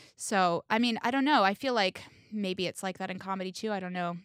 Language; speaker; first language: English; native; English